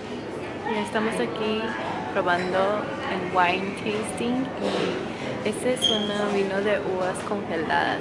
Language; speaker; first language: Spanish; non-native, fluent; Croatian